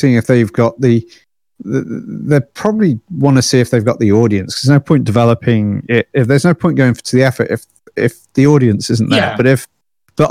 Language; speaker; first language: English; native; English